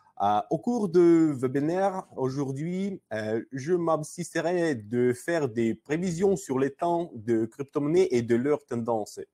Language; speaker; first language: French; non-native, learner; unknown